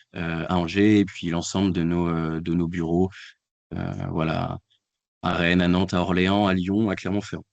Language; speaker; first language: French; native; French